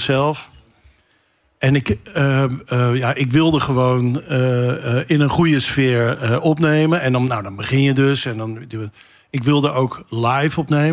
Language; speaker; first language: Dutch; native; Dutch